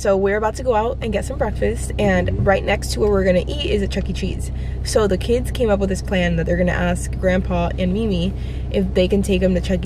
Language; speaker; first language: English; early bilingual, other home language; Spanish